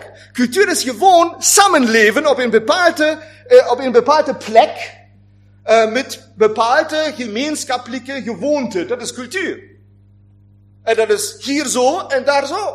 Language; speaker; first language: Dutch; non-native, fluent; German